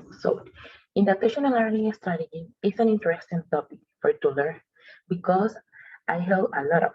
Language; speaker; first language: English; non-native, learner; Spanish